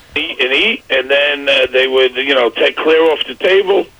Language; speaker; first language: English; native; English